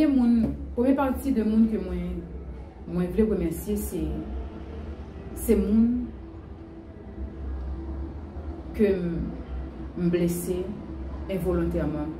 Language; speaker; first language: French; non-native, learner; Haitian Creole